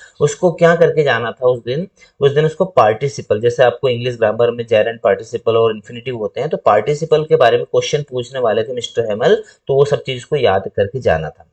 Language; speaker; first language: Hindi; native; Hindi